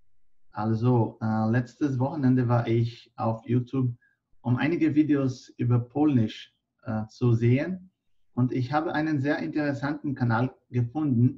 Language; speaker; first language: German; non-native, fluent; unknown